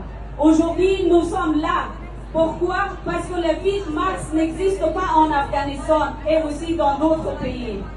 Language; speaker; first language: French; non-native, fluent; Persian